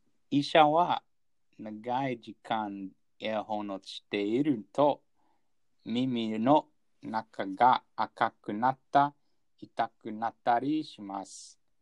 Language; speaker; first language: Japanese; non-native, learner; English